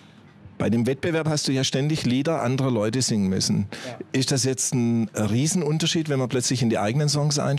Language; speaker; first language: German; native; German